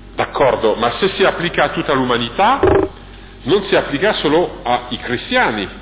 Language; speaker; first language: Italian; non-native, fluent; French